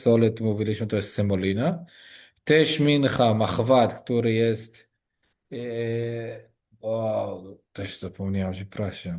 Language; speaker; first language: Polish; non-native, learner; Hebrew